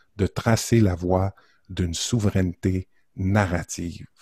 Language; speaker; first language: French; native; French